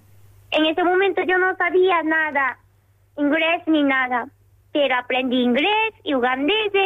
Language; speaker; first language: Spanish; non-native, learner; Japanese